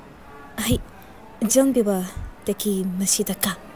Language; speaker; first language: Japanese; non-native, learner; English